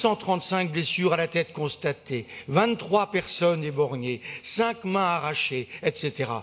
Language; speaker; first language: French; native; French